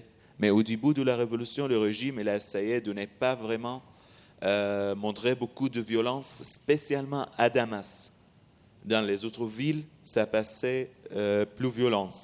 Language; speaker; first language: French; non-native, learner; Arabic